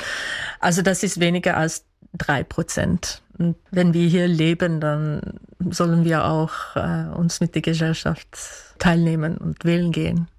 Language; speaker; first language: German; non-native, fluent; Dutch